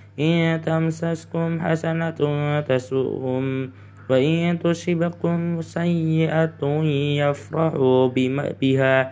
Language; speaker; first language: Arabic; non-native, learner; Indonesian